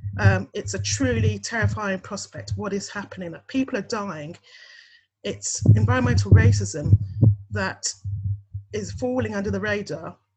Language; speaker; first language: English; native; English